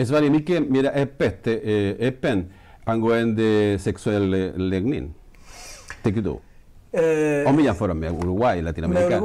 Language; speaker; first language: Swedish; non-native, fluent; Spanish